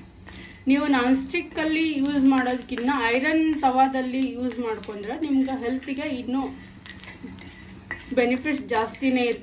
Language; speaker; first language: Kannada; native; Kannada